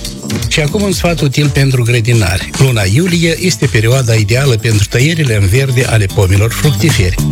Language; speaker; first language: Romanian; native; Romanian